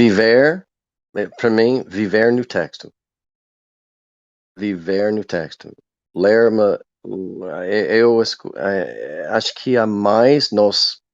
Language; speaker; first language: Portuguese; non-native, learner; English